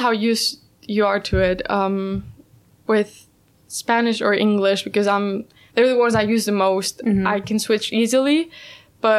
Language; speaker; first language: English; non-native, fluent; Spanish